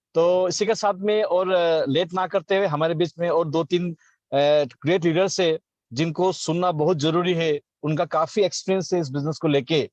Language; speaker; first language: Hindi; non-native, local second language; Assamese